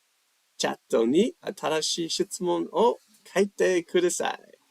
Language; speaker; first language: Japanese; non-native, fluent; English